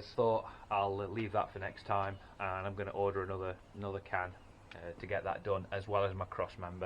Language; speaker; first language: English; native; English